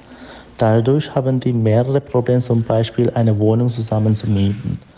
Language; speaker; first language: German; non-native, learner; Malayalam